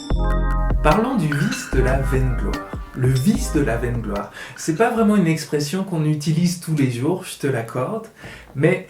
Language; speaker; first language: French; native; French